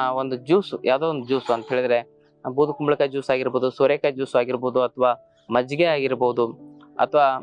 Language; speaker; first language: Kannada; native; Kannada